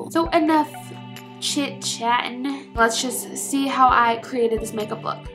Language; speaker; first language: English; native; English